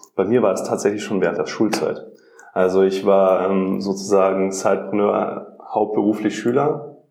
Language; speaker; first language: German; native; German